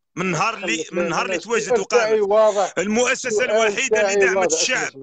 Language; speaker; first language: Arabic; native; Arabic